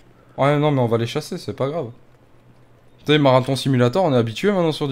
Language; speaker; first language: French; native; French